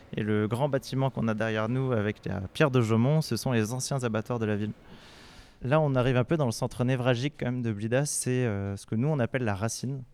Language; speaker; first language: French; native; French